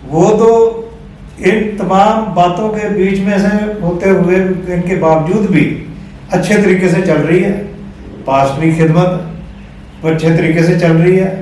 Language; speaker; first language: Hindi; non-native, local second language; Punjabi